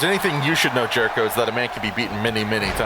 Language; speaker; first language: English; native; English